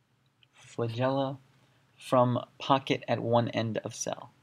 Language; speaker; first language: English; native; English